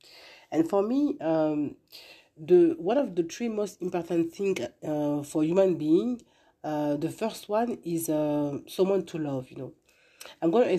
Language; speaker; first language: English; non-native, fluent; French